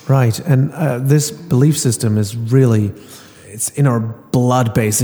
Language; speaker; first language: English; non-native, fluent; German